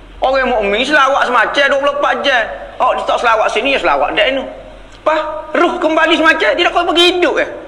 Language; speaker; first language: Malay; native; Malay